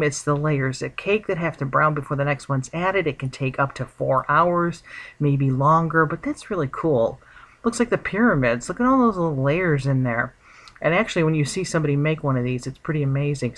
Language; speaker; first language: English; native; English